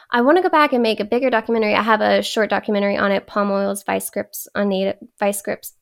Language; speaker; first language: English; native; English